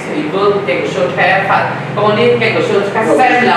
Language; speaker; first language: French; non-native, learner; Vietnamese